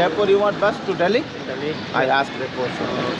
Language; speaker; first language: English; non-native, learner; Hindi